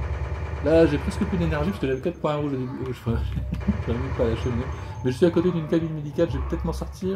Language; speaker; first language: French; native; French